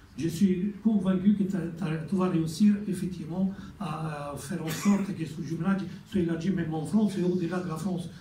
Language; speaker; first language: French; non-native, fluent; Italian